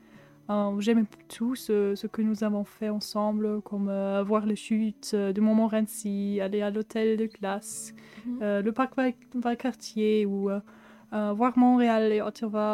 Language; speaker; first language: French; non-native, fluent; German